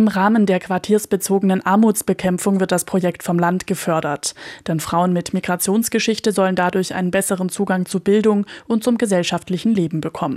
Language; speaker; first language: German; native; German